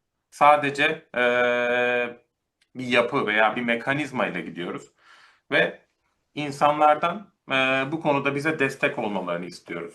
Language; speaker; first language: Turkish; native; Turkish